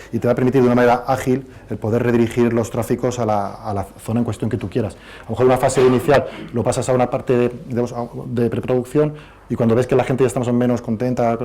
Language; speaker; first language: Spanish; native; Spanish